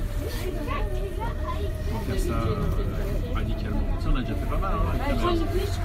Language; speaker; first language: French; native; French